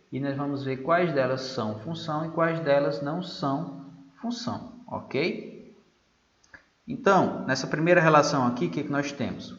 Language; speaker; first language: Portuguese; native; Portuguese